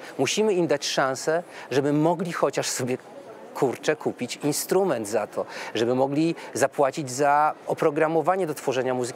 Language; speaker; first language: Polish; native; Polish